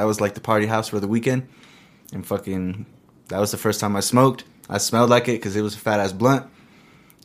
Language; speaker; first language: English; early bilingual, other home language; Spanish